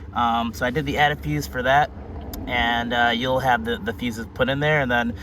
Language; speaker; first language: English; native; English